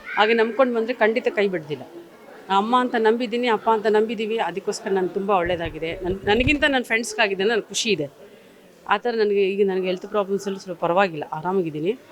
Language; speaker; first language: Kannada; native; Kannada